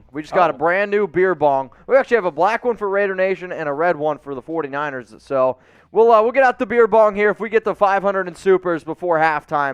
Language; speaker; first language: English; native; English